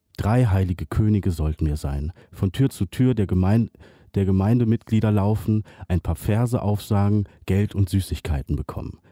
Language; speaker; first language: German; native; German